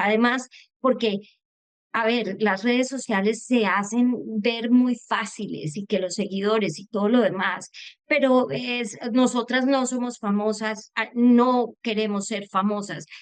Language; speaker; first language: Spanish; native; Spanish